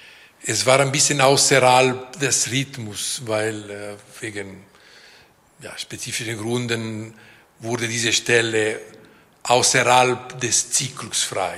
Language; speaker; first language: German; non-native, fluent; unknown